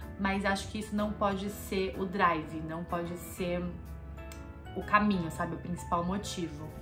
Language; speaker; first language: Portuguese; native; Portuguese